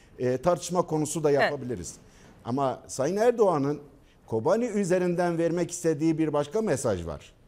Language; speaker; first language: Turkish; non-native, local second language; Kurdish